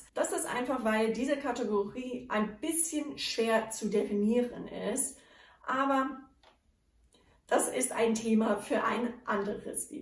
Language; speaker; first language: German; non-native, fluent; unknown